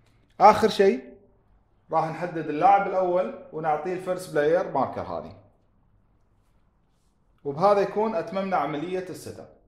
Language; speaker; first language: Arabic; native; Arabic